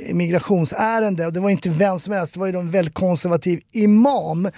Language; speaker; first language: Swedish; early bilingual, other home language; German